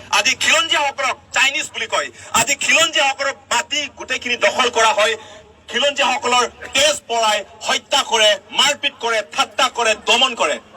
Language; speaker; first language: Assamese; non-native, local second language; Karbi